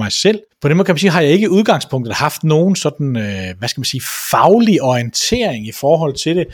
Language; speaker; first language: Danish; native; Danish